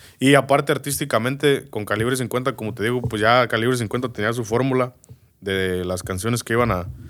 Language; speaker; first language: Spanish; native; Spanish